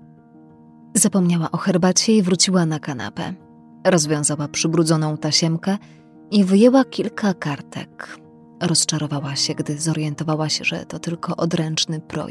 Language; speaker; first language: Polish; native; Polish